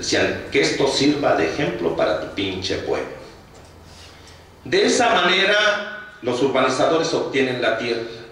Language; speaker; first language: Spanish; native; Spanish